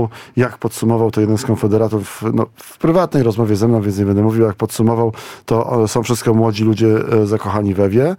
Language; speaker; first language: Polish; native; Polish